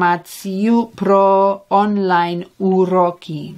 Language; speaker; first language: Ukrainian; non-native, learner; English